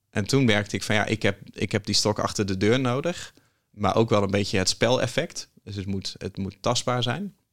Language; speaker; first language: Dutch; native; Dutch